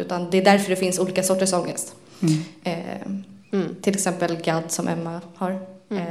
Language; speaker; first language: Swedish; native; Swedish